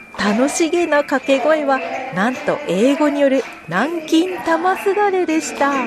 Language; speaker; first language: Japanese; native; Japanese